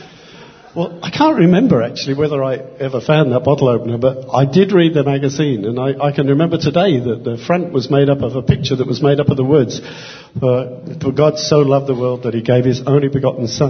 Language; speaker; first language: English; native; English